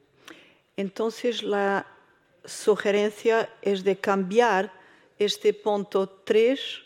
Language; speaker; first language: Spanish; non-native, fluent; Portuguese